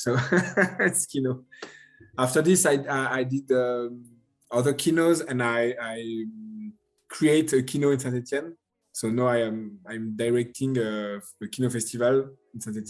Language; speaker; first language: English; non-native, learner; French